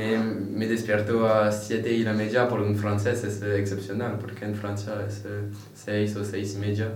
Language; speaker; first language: Spanish; non-native, learner; French